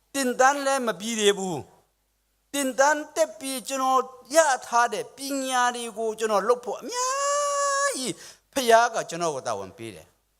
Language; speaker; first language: Burmese; non-native, local second language; Tedim Chin